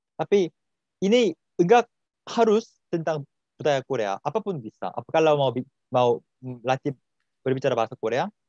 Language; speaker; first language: Indonesian; non-native, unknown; Korean